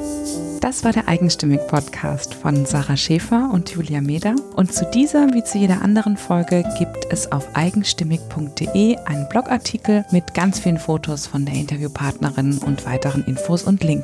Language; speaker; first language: German; native; German